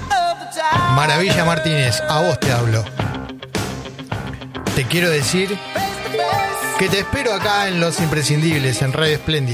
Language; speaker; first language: Spanish; native; Spanish